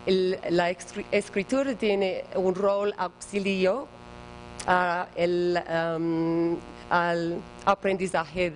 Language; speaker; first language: Spanish; non-native, learner; English